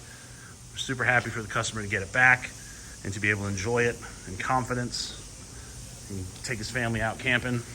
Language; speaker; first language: English; native; English